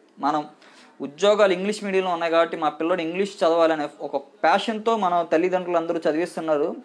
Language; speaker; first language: Telugu; native; Telugu